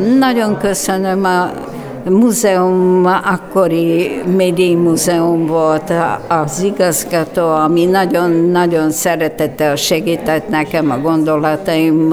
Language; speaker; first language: Hungarian; non-native, fluent; Bulgarian